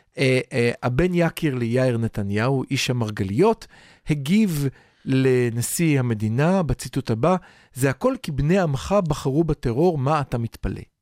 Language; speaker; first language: Hebrew; native; Hebrew